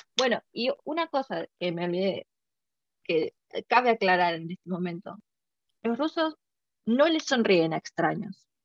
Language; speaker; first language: Spanish; native; Spanish